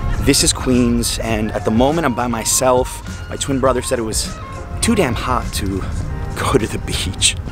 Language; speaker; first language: English; native; English